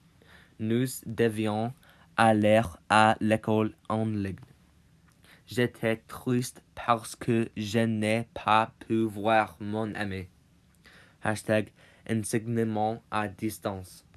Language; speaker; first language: French; non-native, learner; English